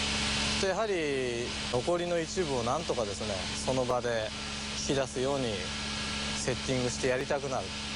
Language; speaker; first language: Japanese; native; Japanese